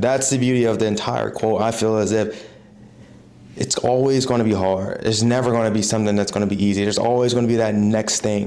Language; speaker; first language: English; native; English